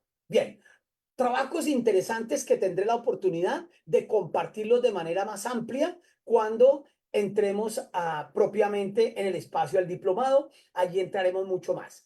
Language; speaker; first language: Spanish; native; Spanish